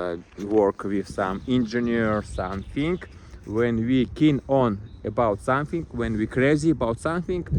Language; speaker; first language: English; non-native, learner; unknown